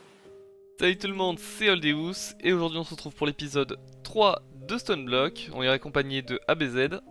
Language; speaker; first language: French; native; French